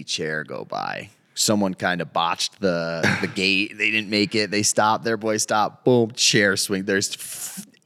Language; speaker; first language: English; native; English